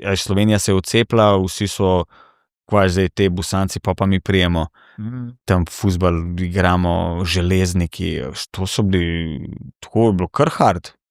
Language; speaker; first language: Slovenian; non-native, local second language; Serbian